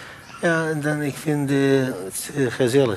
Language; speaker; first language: Dutch; non-native, learner; Arabic